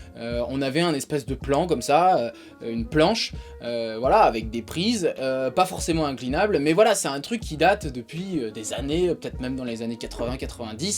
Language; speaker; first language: French; native; French